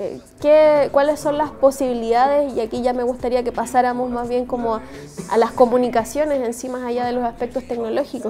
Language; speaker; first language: Spanish; native; Spanish